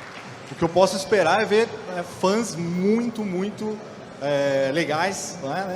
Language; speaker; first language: Portuguese; native; Portuguese